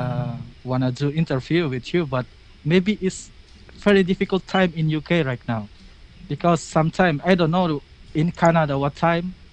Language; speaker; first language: English; non-native, learner; Indonesian